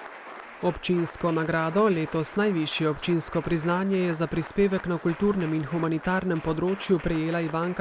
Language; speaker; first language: Slovenian; native; Slovenian